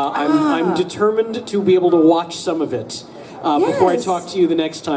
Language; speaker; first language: English; native; English